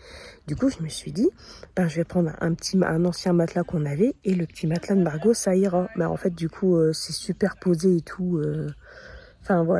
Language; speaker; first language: French; native; French